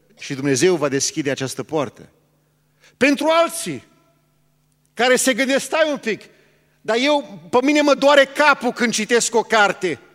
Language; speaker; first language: Romanian; early bilingual, heritage; Romanian